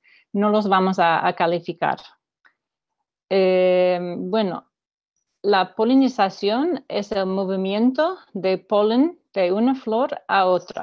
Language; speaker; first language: Spanish; non-native, fluent; English